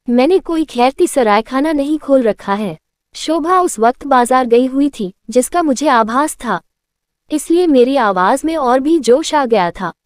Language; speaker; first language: Hindi; native; Hindi